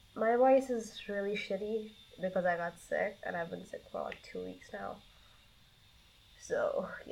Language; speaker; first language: English; non-native, local second language; Hindi